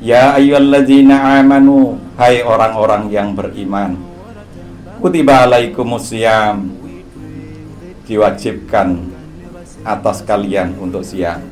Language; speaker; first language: Indonesian; native; Indonesian